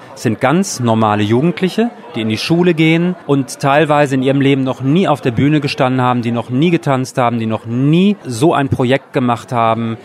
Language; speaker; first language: German; native; German